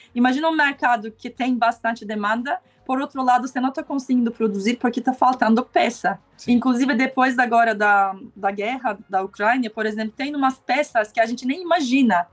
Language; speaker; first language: Portuguese; non-native, fluent; Turkish